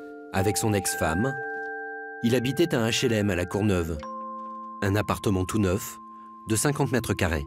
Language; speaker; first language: French; native; French